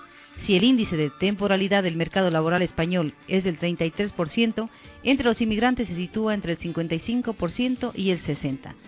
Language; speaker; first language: Spanish; native; Spanish